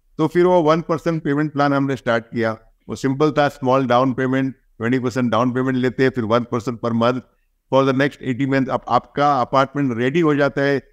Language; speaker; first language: Hindi; native; Hindi